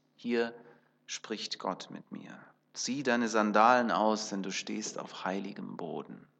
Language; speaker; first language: German; early bilingual, other home language; Russian